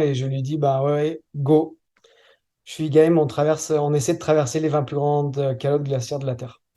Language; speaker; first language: French; native; French